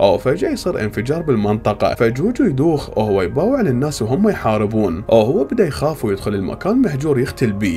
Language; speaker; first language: Arabic; native; Arabic